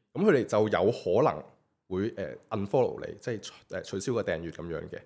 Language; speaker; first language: Cantonese; native; Cantonese